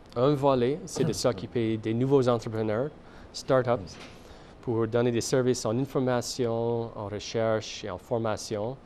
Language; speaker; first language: French; non-native, fluent; English